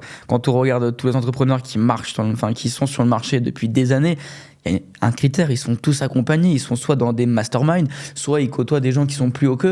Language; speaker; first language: French; native; French